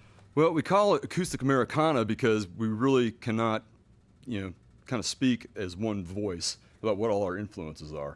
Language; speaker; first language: English; native; English